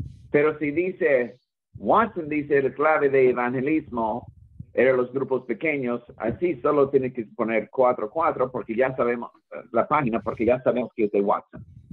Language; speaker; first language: Spanish; non-native, fluent; English